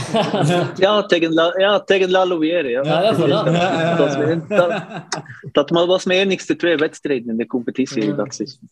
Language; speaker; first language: Dutch; non-native, fluent; Norwegian